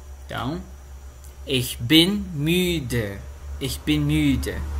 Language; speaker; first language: German; non-native, learner; Portuguese